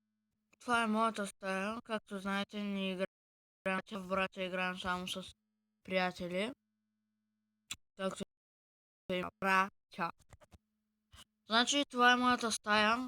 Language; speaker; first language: Bulgarian; native; Bulgarian